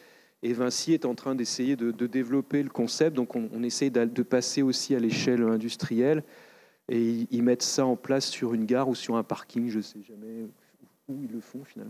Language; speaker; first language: French; native; French